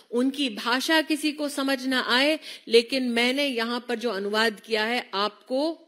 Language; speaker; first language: Hindi; native; Hindi